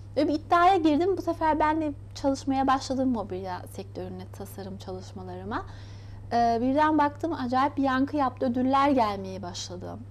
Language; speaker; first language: Turkish; early bilingual, heritage; Turkish